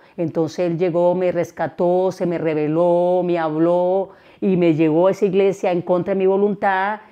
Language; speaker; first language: Spanish; native; Spanish